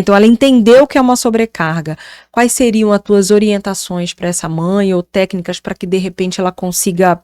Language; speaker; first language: Portuguese; native; Portuguese